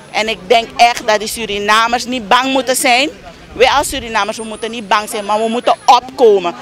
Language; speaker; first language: Dutch; native; Dutch